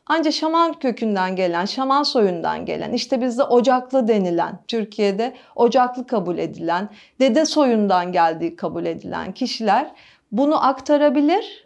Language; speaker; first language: Turkish; native; Turkish